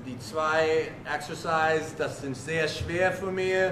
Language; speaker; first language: German; non-native, learner; English